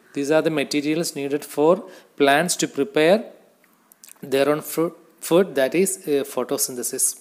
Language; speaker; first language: English; non-native, local second language; Malayalam